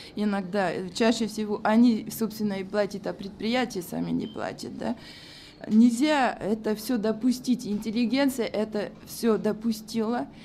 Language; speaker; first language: Russian; non-native, fluent; French